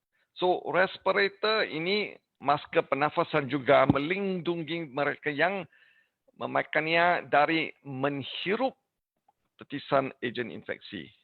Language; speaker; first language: Indonesian; non-native, learner; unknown